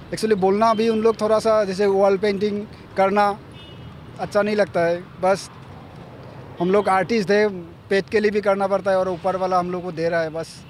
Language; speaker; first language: Hindi; non-native, local second language; Assamese